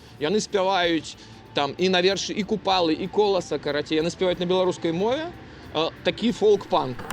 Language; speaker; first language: Belarusian; non-native, local second language; Russian